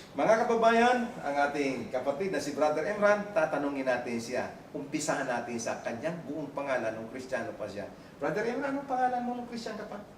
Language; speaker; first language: Filipino; native; Filipino